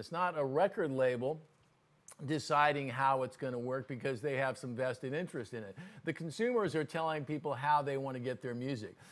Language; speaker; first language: English; native; English